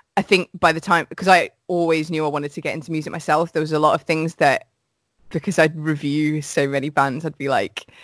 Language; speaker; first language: English; native; English